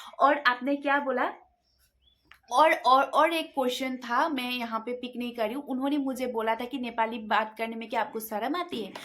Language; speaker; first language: Hindi; non-native, local second language; Nepali